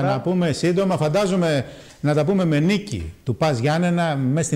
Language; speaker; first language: Greek; native; Greek